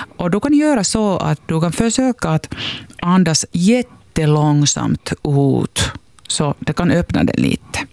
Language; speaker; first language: Swedish; non-native, local second language; Finnish